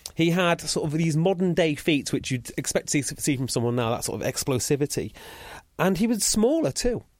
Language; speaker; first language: English; native; English